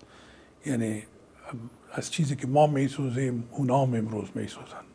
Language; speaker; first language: Persian; native; Persian